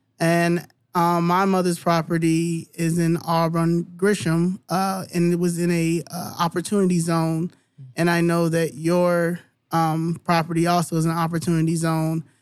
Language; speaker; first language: English; native; English